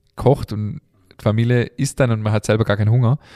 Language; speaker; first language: German; native; German